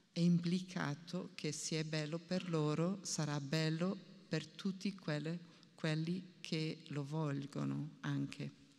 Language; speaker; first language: Italian; non-native, fluent; Portuguese